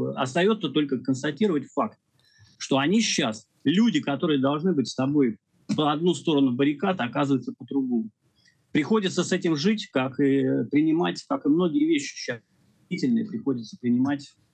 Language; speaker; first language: Russian; native; Russian